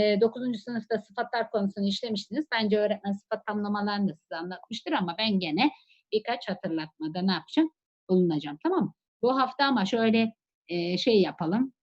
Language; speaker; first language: Turkish; native; Turkish